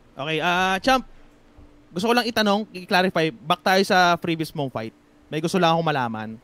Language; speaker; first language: Filipino; native; Filipino